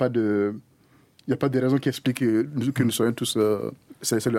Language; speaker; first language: French; non-native, local second language; Mossi